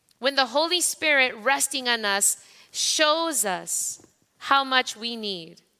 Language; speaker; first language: English; non-native, fluent; Spanish